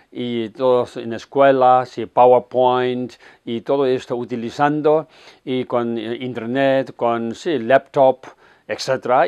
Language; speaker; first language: Spanish; non-native, fluent; Tibetan